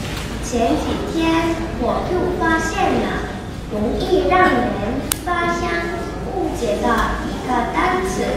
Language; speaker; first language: Chinese; non-native, learner; Korean